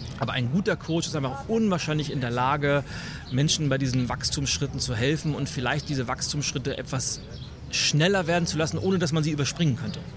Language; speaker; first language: German; native; German